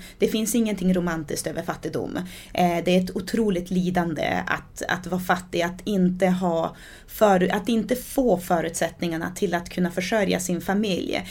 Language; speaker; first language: Swedish; early bilingual, other home language; Portuguese